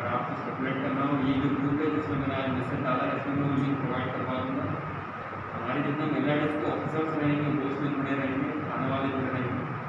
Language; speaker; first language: Hindi; native; Hindi